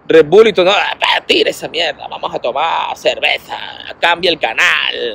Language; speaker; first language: Spanish; native; Spanish